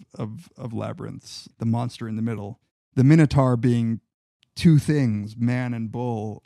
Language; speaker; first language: English; native; English